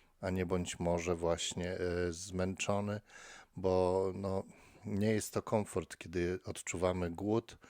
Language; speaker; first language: Polish; native; Polish